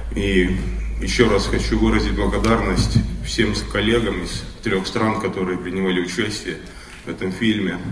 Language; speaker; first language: Russian; non-native, local second language; Estonian